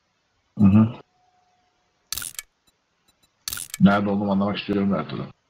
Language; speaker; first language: Turkish; native; Turkish